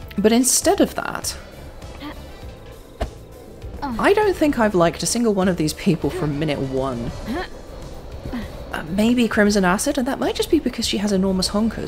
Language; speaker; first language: English; native; English